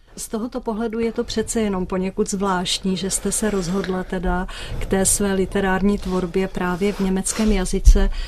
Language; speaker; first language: Czech; native; Czech